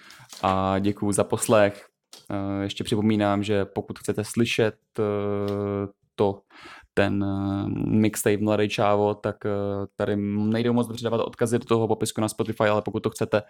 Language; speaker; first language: Czech; native; Czech